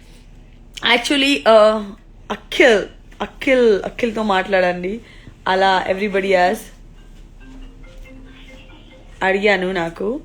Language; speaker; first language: Telugu; non-native, local second language; Gujarati